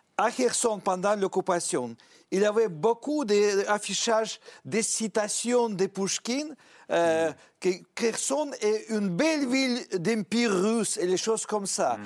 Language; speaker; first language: French; non-native, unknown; Russian